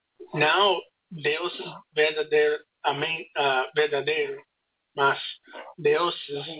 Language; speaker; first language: Portuguese; non-native, learner; English